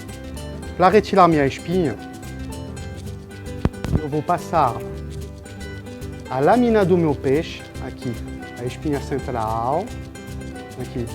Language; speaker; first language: Portuguese; non-native, fluent; French